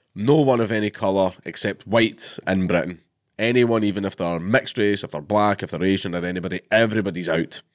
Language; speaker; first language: English; native; English